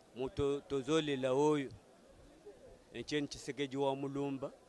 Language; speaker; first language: Lingala; non-native, local second language; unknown